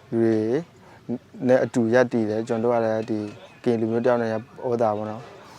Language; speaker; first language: Burmese; non-native, local second language; S'gaw Karen